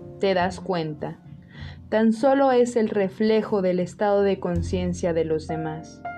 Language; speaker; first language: Spanish; native; Spanish